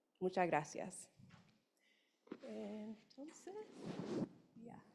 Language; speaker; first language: Spanish; non-native, learner; English